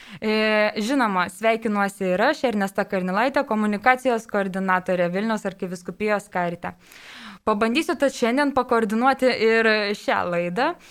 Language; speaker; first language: Lithuanian; native; Lithuanian